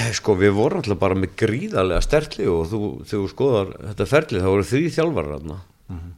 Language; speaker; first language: Icelandic; native; Icelandic